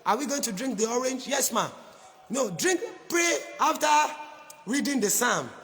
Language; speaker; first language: English; non-native, local second language; Yoruba